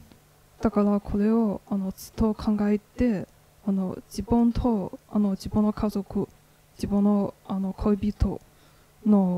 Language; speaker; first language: Japanese; non-native, learner; Chinese